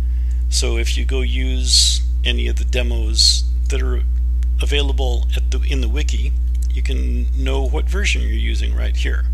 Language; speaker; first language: English; native; English